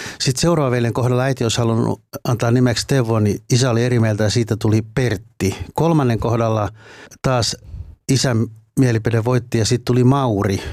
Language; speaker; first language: Finnish; native; Finnish